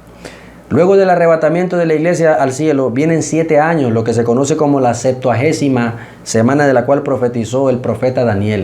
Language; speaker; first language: Spanish; native; Spanish